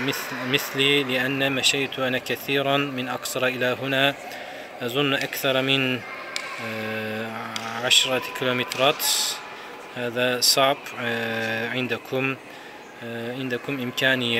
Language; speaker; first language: Arabic; non-native, fluent; Turkish